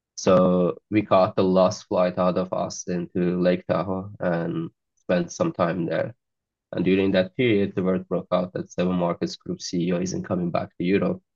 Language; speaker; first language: English; non-native, fluent; Azerbaijani